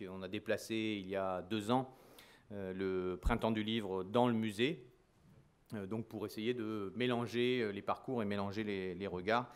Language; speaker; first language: French; native; French